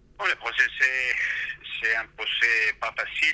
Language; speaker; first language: French; non-native, fluent; Spanish